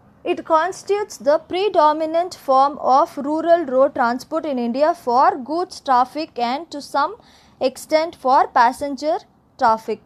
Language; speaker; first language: English; non-native, local second language; Tamil